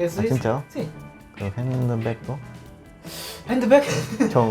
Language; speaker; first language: Korean; non-native, learner; Italian